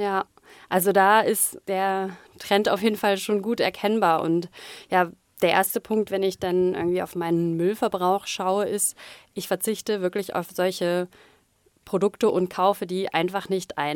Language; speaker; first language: German; native; German